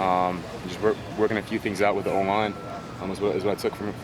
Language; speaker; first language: English; native; English